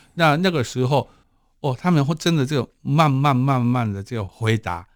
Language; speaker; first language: Chinese; non-native, fluent; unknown